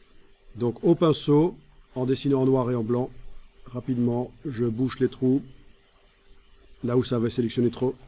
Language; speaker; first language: French; native; French